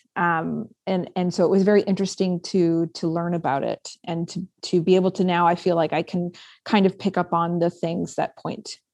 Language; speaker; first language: English; native; English